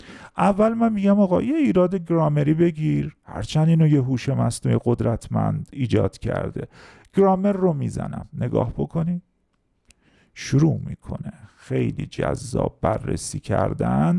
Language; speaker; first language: Persian; native; Persian